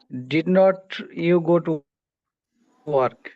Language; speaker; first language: English; non-native, learner; Bangla